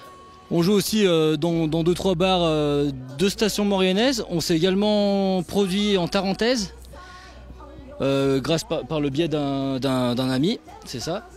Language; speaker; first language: French; native; French